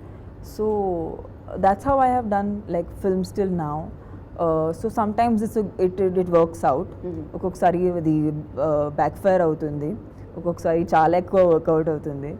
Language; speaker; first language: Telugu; non-native, fluent; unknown